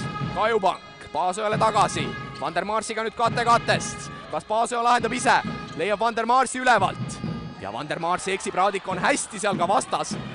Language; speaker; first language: Estonian; native; Estonian